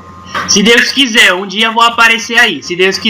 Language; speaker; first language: Portuguese; non-native, fluent; Arabic